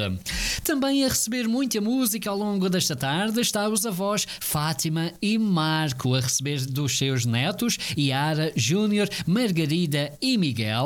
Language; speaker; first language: Portuguese; native; Portuguese